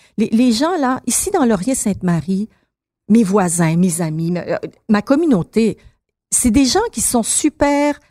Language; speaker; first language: French; early bilingual, other home language; Persian